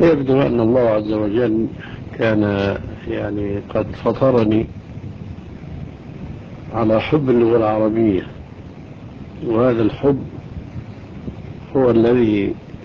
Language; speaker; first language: Arabic; early bilingual, other home language; Albanian